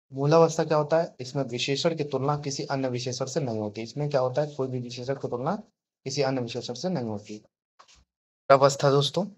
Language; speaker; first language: Hindi; native; Hindi